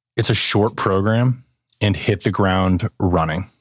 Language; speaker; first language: English; native; English